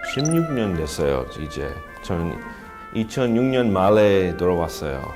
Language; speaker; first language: Korean; non-native, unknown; English